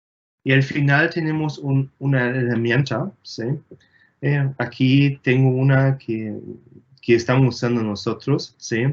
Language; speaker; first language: Spanish; non-native, fluent; German